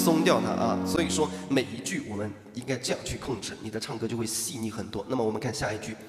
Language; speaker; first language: Chinese; native; Chinese